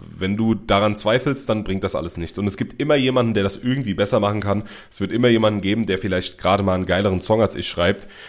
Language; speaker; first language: German; native; German